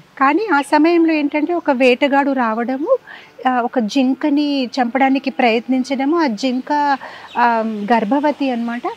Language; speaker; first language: Telugu; non-native, fluent; Gujarati